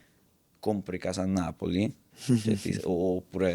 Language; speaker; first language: Italian; native; Italian